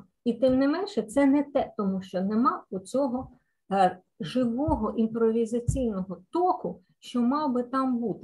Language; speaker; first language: Ukrainian; native; Ukrainian